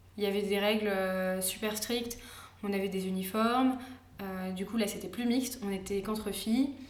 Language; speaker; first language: French; native; French